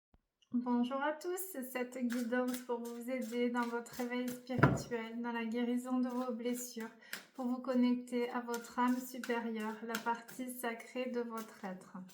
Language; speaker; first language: French; native; French